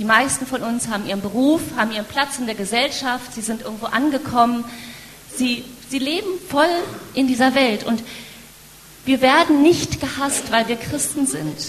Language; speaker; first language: German; native; German